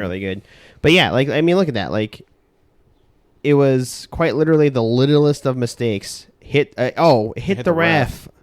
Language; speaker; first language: English; native; English